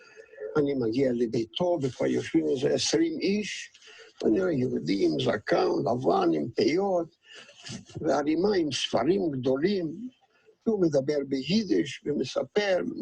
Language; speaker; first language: Hebrew; non-native, fluent; Yiddish